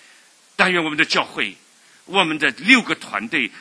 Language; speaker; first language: Chinese; native; Chinese